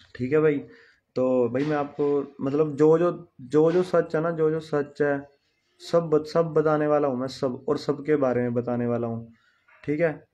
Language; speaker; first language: Hindi; non-native, local second language; Punjabi